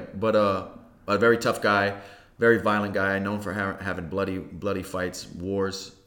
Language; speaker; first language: English; native; English